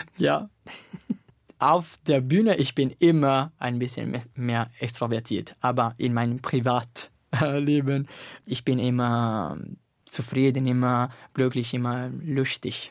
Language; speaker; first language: German; non-native, learner; Italian